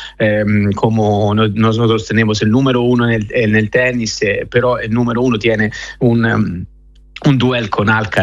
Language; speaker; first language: Spanish; non-native, fluent; Italian